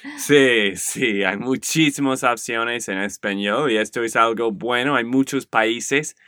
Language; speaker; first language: Spanish; non-native, learner; English